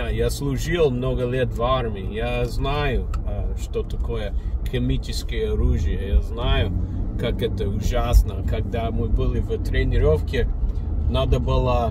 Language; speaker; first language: Russian; non-native, learner; English